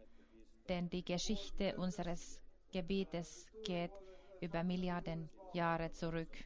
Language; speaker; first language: German; non-native, fluent; Finnish